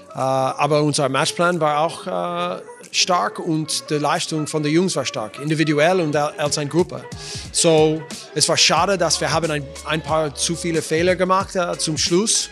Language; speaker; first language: German; non-native, learner; English